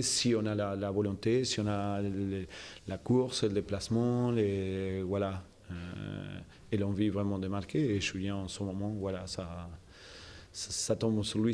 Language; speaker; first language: French; non-native, fluent; Spanish